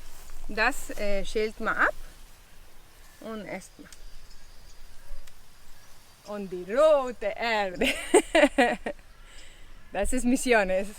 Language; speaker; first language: German; early bilingual, heritage; German